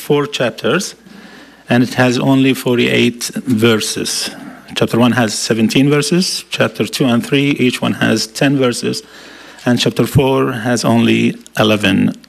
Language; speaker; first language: English; non-native, fluent; Aramaic